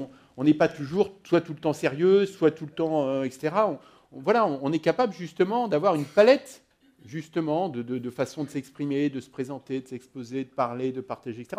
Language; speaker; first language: French; native; French